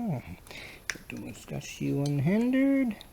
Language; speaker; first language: Japanese; non-native, learner; English